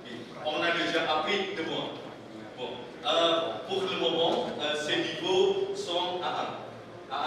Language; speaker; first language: French; non-native, learner; Indonesian